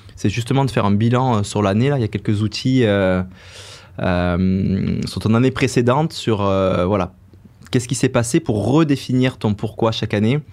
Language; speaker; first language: French; native; French